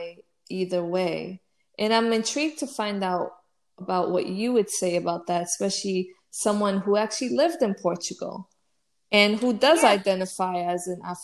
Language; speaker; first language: English; native; English